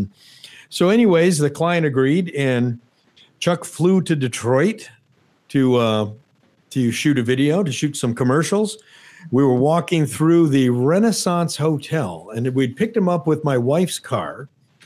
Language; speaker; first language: English; native; English